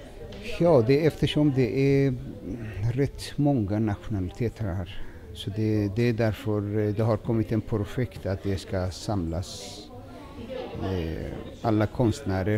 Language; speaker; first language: Swedish; non-native, fluent; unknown